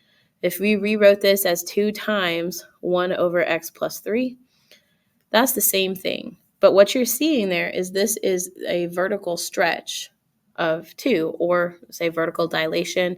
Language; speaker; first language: English; native; English